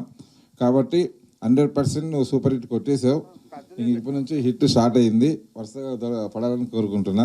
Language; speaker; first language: Telugu; native; Telugu